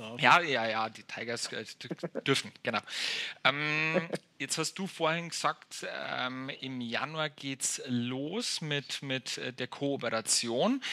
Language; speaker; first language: German; native; German